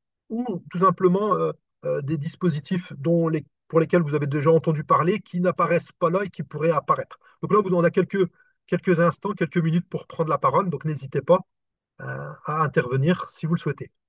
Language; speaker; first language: French; native; French